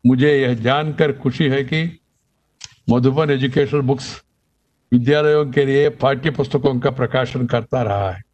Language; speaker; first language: Hindi; non-native, local second language; Telugu